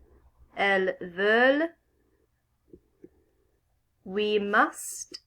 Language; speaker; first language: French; non-native, fluent; English